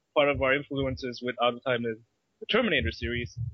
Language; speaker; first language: English; early bilingual, other home language; Malay